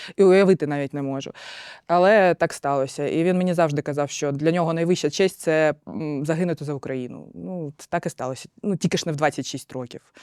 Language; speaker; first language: Ukrainian; non-native, local second language; Russian